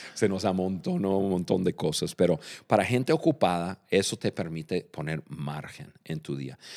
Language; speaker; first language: Spanish; non-native, fluent; English